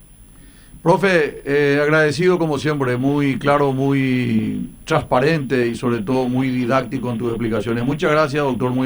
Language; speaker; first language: Spanish; native; Spanish